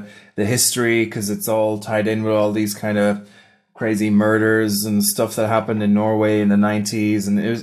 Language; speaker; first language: English; native; English